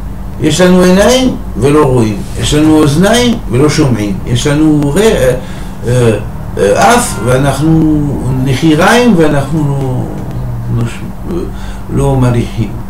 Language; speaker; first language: Hebrew; non-native, fluent; French